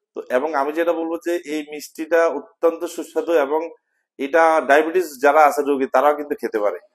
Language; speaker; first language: Bangla; native; Bangla